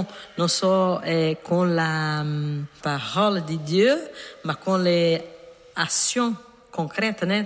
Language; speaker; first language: French; non-native, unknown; Portuguese